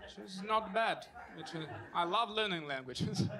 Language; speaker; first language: English; non-native, fluent; Russian